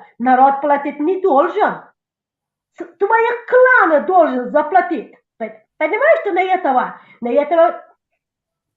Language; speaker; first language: Russian; non-native, local second language; Tajik